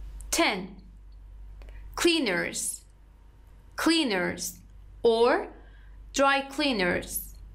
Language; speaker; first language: English; non-native, fluent; Persian